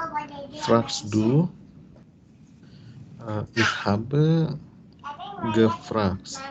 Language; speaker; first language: German; non-native, learner; Indonesian